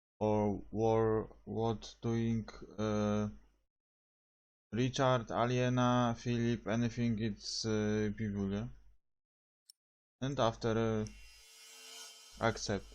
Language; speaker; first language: English; non-native, learner; Polish